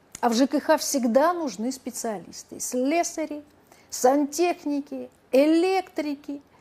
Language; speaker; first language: Russian; native; Russian